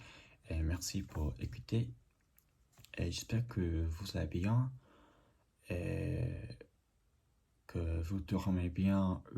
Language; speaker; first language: French; non-native, learner; English